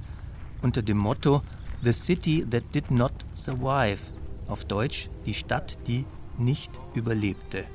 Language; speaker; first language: German; native; German